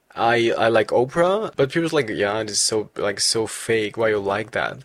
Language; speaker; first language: English; non-native, fluent; Chinese